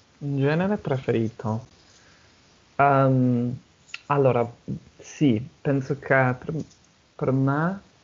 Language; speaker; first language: Italian; non-native, fluent; English